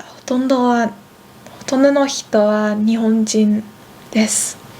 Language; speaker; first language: Japanese; non-native, fluent; Dutch